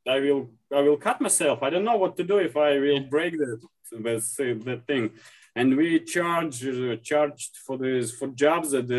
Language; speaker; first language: English; non-native, learner; Russian